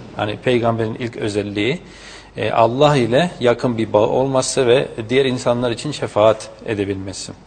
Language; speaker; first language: Turkish; non-native, fluent; Spanish